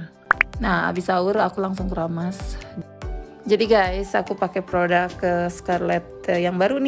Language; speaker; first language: Indonesian; native; Indonesian